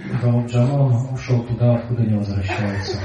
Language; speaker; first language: Russian; native; Russian